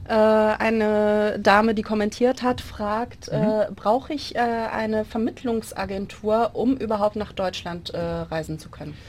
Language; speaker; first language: German; non-native, local second language; Arabic